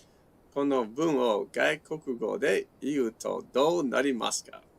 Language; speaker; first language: Japanese; non-native, learner; English